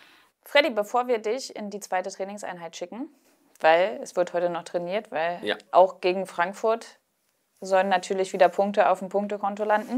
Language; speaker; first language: German; native; German